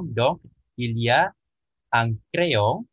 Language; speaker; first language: French; non-native, learner; Indonesian